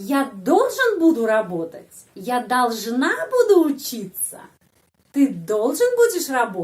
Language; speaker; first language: Russian; non-native, fluent; Indonesian